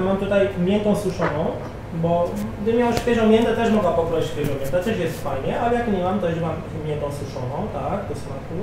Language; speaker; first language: Polish; non-native, fluent; Arabic